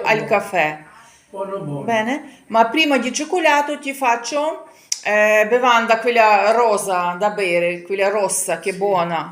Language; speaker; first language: Italian; non-native, learner; Ukrainian